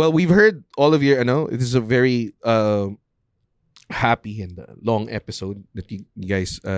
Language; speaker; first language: English; non-native, local second language; Filipino